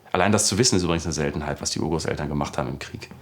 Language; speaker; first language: German; native; German